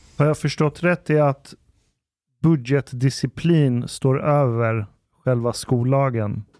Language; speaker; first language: Swedish; early bilingual, other home language; Persian